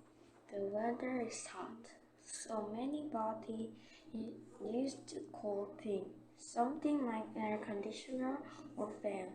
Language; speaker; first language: English; non-native, learner; Korean